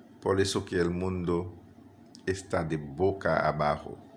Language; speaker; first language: Spanish; non-native, fluent; Haitian Creole